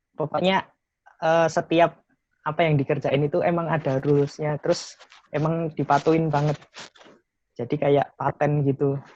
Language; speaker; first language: Indonesian; native; Indonesian